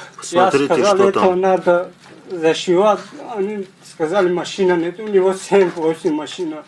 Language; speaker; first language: Russian; non-native, learner; Tajik